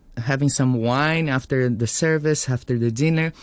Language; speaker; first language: English; non-native, fluent; Portuguese